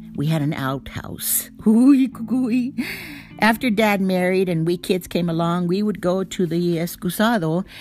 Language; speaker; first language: English; early bilingual, other home language; Spanish